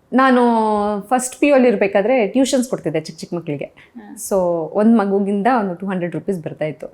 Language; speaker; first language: Kannada; non-native, local second language; Kodava